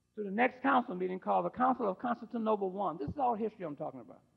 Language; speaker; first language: English; native; English